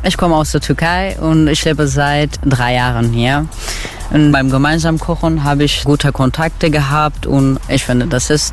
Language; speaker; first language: German; non-native, learner; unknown